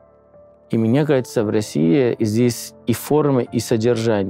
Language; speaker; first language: Russian; non-native, fluent; Punjabi